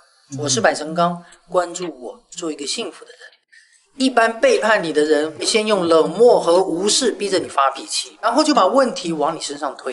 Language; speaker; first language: Chinese; native; Chinese